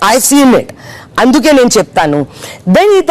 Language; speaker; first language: Telugu; non-native, fluent; Hindi